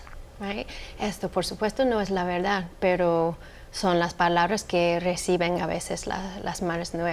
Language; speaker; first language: Spanish; non-native, fluent; English